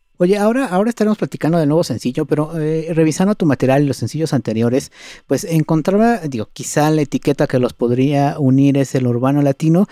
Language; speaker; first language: Spanish; native; Spanish